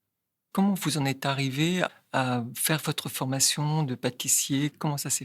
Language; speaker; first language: French; native; French